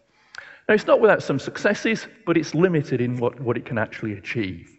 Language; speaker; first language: English; native; English